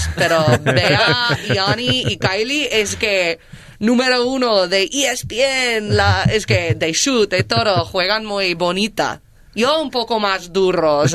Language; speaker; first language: Spanish; non-native, learner; English